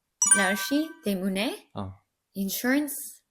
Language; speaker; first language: Korean; non-native, learner; English